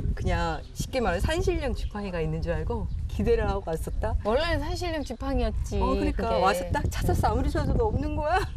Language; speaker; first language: Korean; native; Korean